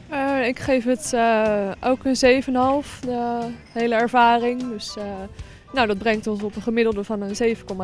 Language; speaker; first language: Dutch; native; Dutch